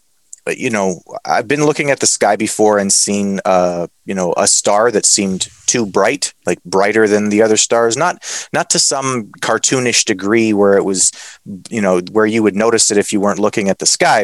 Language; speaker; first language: English; native; English